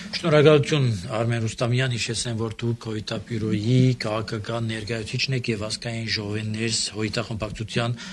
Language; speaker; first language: Armenian; early bilingual, heritage; Armenian